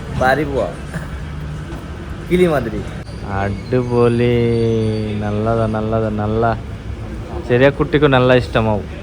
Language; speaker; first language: Malayalam; non-native, learner; Bangla